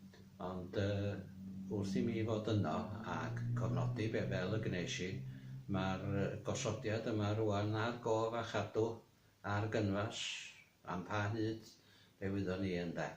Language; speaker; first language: Welsh; native; Welsh